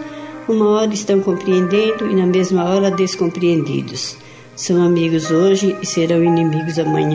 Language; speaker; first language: Portuguese; native; Portuguese